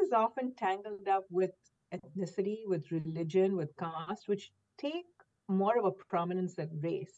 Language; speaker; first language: English; non-native, local second language; Hindi